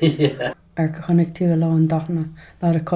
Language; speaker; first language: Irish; non-native, local second language; English